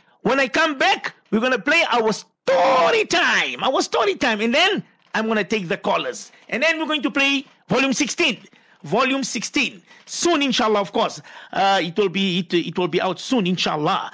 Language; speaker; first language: English; native; English